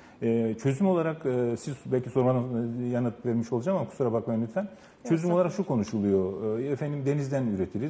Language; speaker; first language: Turkish; native; Turkish